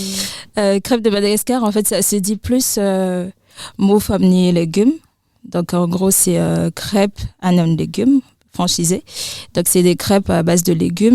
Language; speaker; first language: French; native; French